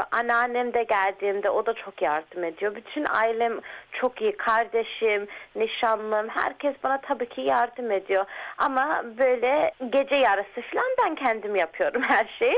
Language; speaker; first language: Turkish; early bilingual, heritage; Turkish